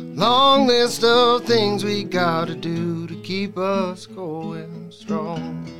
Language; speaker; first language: English; native; English